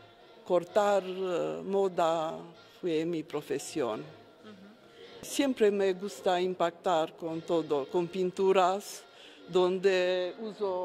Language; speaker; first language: Spanish; non-native, fluent; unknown